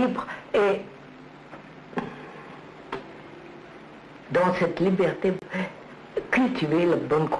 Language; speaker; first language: French; non-native, learner; Telugu